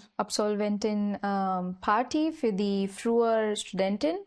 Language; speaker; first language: German; non-native, learner; Marathi